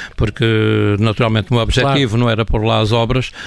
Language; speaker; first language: Portuguese; native; Portuguese